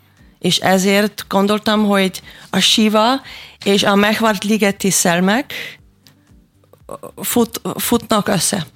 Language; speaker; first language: Hungarian; non-native, learner; German